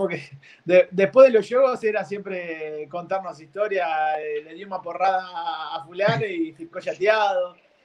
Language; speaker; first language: Portuguese; non-native, fluent; Spanish